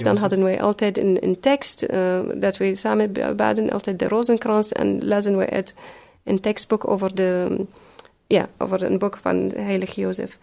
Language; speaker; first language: Dutch; early bilingual, other home language; Arabic